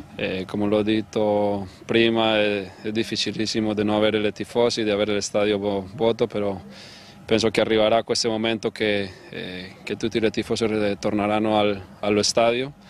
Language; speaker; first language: Italian; non-native, learner; Spanish